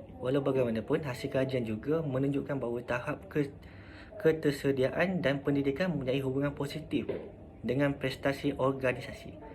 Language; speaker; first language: Malay; native; Malay